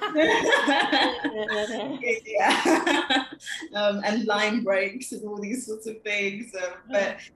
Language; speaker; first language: English; native; English